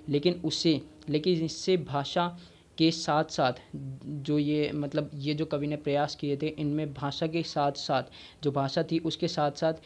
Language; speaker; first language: Hindi; native; Hindi